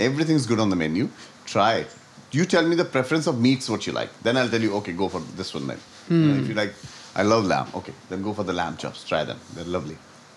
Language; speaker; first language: English; non-native, local second language; Hindi